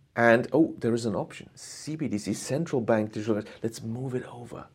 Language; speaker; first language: English; non-native, fluent; German